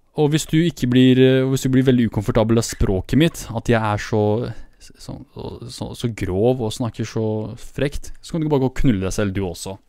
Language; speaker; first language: Norwegian; early bilingual, other home language; Kurdish